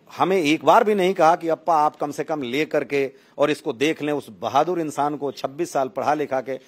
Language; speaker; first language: Hindi; native; Hindi